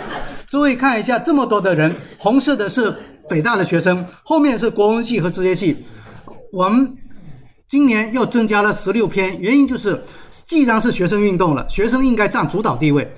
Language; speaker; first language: Chinese; native; Chinese